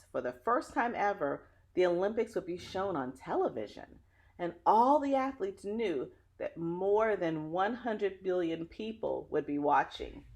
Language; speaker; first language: English; native; English